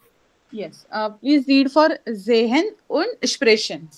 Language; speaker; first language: German; non-native, fluent; Hindi